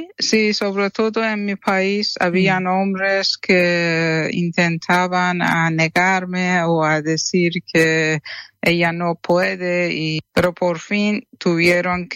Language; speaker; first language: Spanish; non-native, fluent; Persian